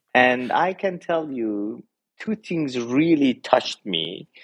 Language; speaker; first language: English; non-native, fluent; Persian